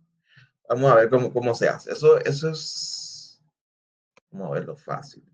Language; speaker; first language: Spanish; native; Spanish